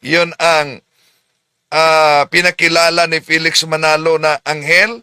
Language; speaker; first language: Filipino; native; Filipino